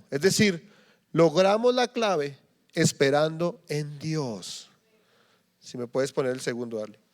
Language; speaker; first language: Spanish; native; Spanish